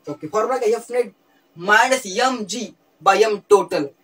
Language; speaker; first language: Hindi; non-native, local second language; Marathi